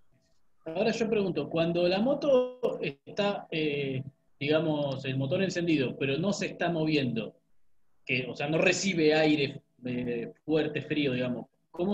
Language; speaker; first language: Spanish; native; Spanish